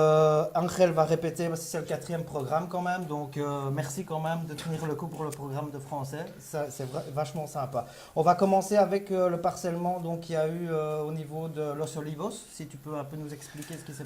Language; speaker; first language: French; native; French